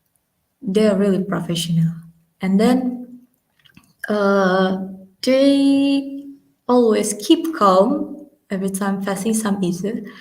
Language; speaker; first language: English; non-native, learner; Indonesian